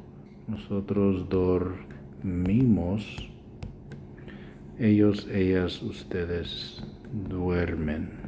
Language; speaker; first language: Spanish; non-native, fluent; English